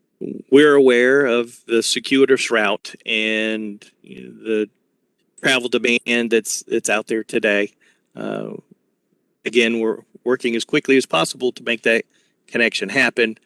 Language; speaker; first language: English; native; English